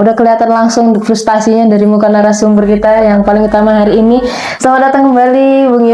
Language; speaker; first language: Indonesian; native; Indonesian